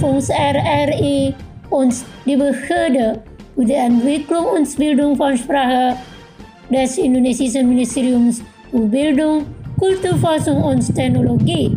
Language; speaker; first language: German; non-native, fluent; Indonesian